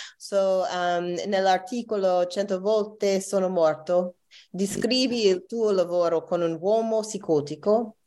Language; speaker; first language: Italian; non-native, learner; English